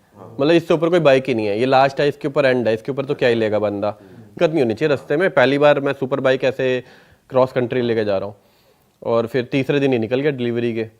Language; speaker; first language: Hindi; non-native, local second language; Punjabi